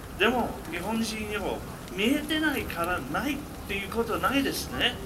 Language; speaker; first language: Japanese; non-native, fluent; English